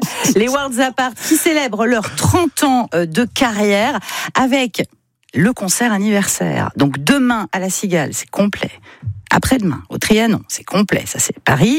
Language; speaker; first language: French; native; French